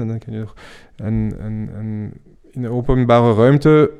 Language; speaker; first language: Dutch; non-native, fluent; French